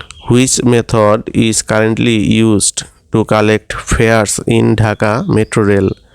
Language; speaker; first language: English; non-native, local second language; Bangla